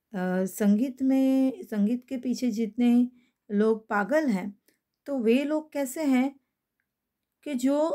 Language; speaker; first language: Hindi; non-native, local second language; Gujarati